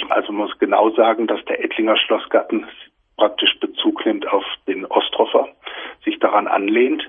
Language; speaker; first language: German; native; German